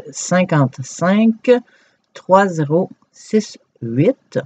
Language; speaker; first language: French; native; French